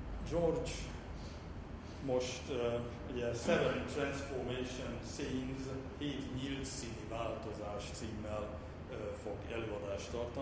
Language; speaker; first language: Hungarian; native; Hungarian